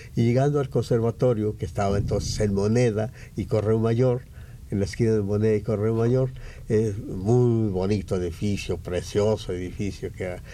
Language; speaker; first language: Spanish; native; Spanish